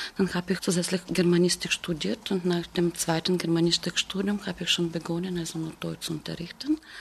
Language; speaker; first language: German; non-native, fluent; Bulgarian